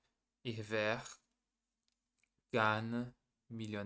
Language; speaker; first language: German; non-native, learner; English